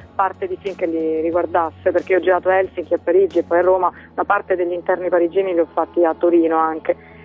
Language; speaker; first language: Italian; early bilingual, other home language; Finnish